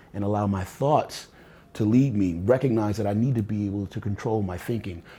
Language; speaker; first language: English; native; English